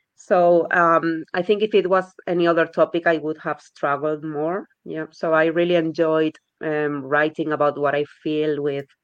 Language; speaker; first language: English; non-native, fluent; Spanish